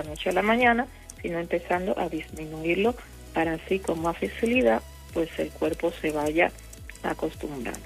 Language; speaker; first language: Spanish; native; Spanish